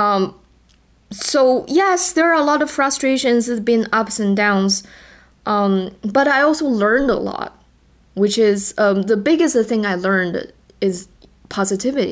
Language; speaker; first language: English; non-native, fluent; Chinese